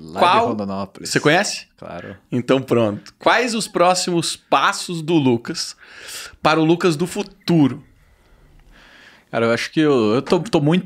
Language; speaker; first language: Portuguese; native; Portuguese